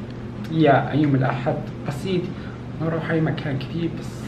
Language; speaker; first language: Arabic; non-native, learner; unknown